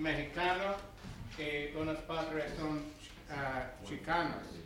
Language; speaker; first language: Spanish; non-native, learner; English